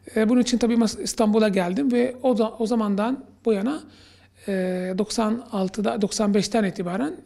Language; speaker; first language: Turkish; non-native, fluent; Arabic